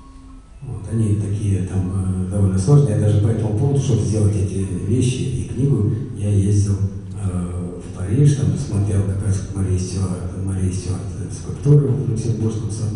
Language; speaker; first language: Russian; native; Russian